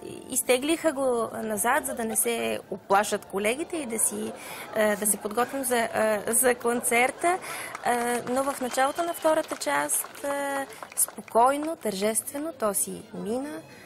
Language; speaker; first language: Bulgarian; native; Bulgarian